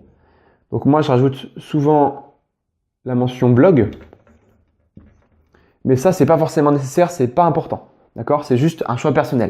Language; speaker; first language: French; native; French